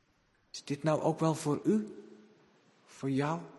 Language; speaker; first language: Dutch; native; Dutch